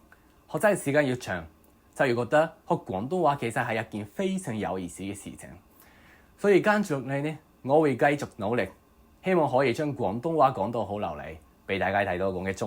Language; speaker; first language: Cantonese; non-native, fluent; Japanese